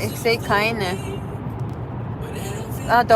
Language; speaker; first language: German; non-native, fluent; Cebuano